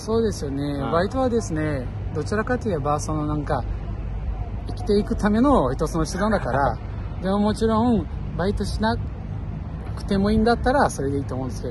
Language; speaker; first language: Japanese; non-native, fluent; Portuguese